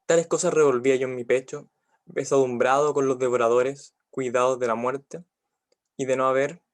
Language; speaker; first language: Spanish; native; Spanish